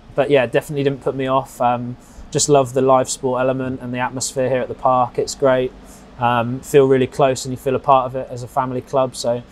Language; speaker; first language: English; native; English